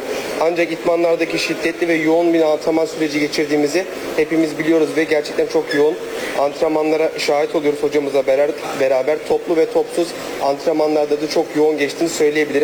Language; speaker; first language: Turkish; native; Turkish